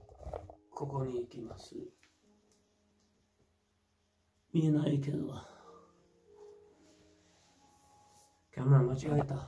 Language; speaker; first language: Japanese; non-native, fluent; English